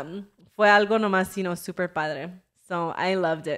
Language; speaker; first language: Spanish; early bilingual, heritage; Spanish